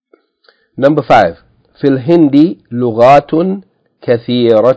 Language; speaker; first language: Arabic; non-native, fluent; English